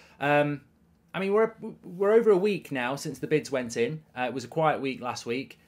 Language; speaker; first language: English; native; English